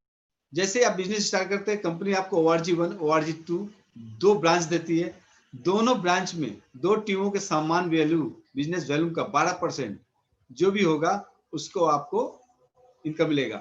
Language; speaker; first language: Hindi; native; Hindi